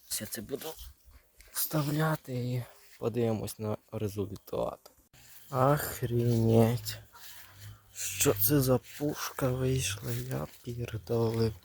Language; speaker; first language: Ukrainian; native; Ukrainian